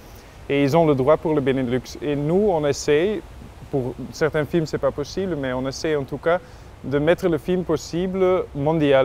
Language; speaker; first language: French; non-native, local second language; Dutch